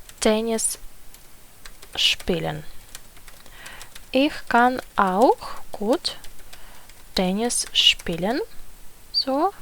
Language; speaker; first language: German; non-native, fluent; Ukrainian